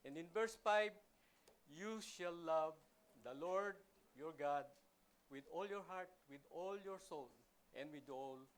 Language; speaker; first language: English; non-native, local second language; Filipino